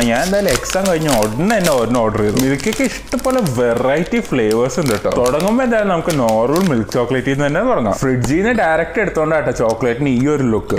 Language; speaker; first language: Malayalam; native; Malayalam